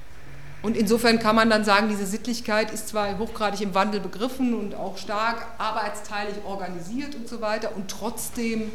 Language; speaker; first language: German; native; German